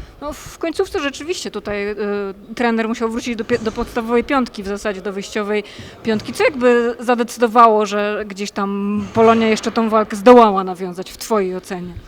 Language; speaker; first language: Polish; native; Polish